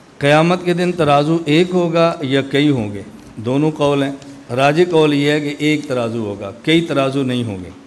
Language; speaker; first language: Urdu; non-native, local second language; Punjabi